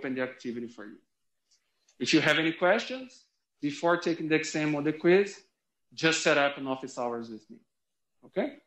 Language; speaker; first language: English; non-native, fluent; Portuguese